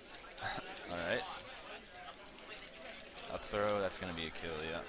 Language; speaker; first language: English; native; English